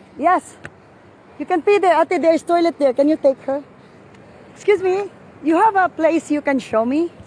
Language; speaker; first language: English; non-native, local second language; Filipino